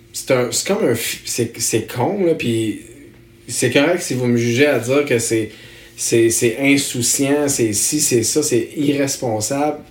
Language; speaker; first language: French; native; French